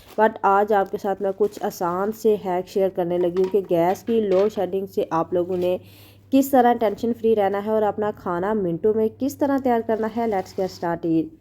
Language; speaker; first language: Urdu; native; Urdu